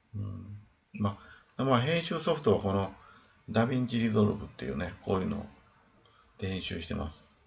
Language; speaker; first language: Japanese; native; Japanese